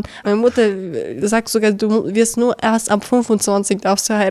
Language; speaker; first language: German; early bilingual, other home language; Chechen